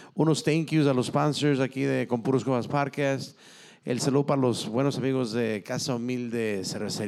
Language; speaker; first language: Spanish; early bilingual, heritage; Spanish